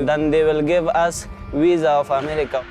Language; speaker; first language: English; non-native, learner; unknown